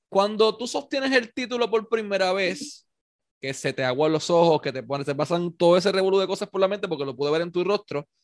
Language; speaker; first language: Spanish; native; Spanish